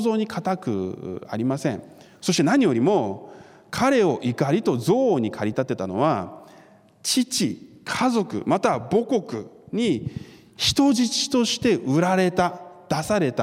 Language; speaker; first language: Japanese; non-native, fluent; Korean